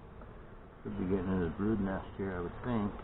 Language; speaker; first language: English; native; English